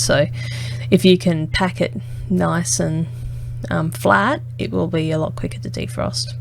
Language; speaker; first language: English; native; English